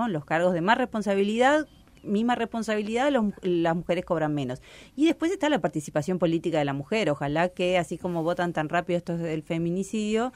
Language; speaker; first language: Spanish; native; Spanish